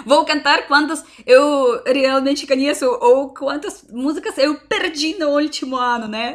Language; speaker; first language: Portuguese; non-native, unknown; Russian